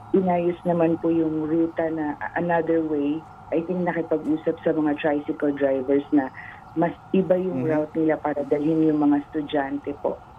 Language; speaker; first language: Filipino; native; Filipino